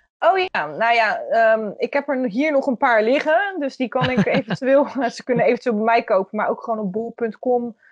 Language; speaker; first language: Dutch; native; Dutch